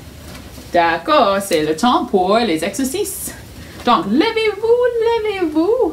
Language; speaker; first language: French; non-native, fluent; English